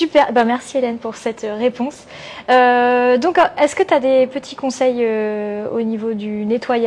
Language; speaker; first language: French; native; French